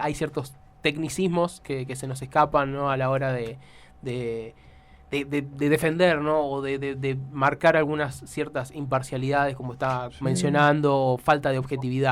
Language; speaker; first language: Spanish; native; Spanish